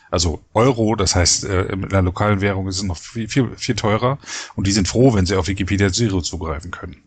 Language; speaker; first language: German; native; German